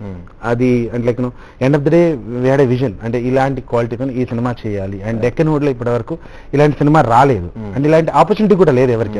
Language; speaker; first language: Telugu; native; Telugu